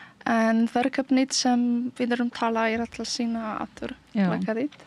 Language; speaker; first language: Icelandic; non-native, learner; Polish